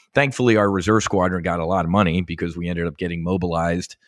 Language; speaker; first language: English; native; English